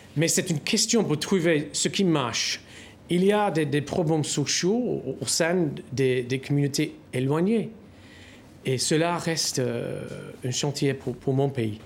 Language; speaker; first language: French; non-native, fluent; English